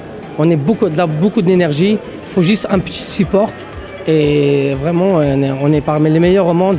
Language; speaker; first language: French; non-native, local second language; Arabic